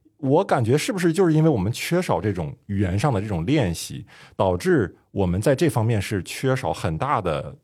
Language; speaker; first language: Chinese; native; Chinese